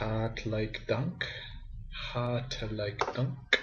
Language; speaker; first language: Dutch; non-native, learner; English